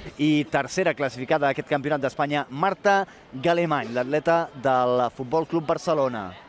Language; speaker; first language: Catalan; native; Catalan